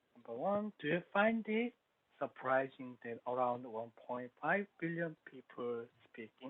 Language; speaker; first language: English; non-native, learner; Korean